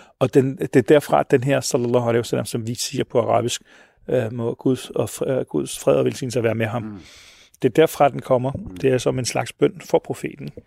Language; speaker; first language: Danish; early bilingual, other home language; Arabic